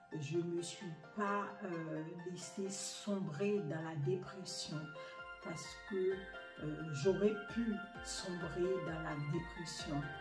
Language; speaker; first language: French; non-native, local second language; Haitian Creole